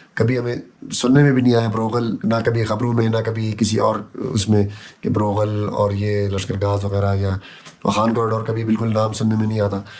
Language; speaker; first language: Urdu; non-native, local second language; Pashto